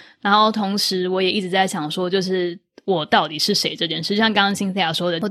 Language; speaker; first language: Chinese; native; Chinese